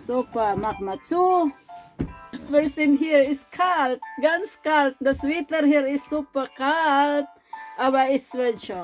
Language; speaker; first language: German; non-native, learner; Filipino